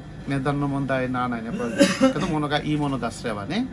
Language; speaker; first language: Japanese; non-native, learner; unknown